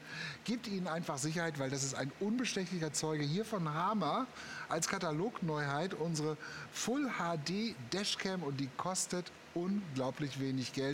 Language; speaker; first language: German; native; German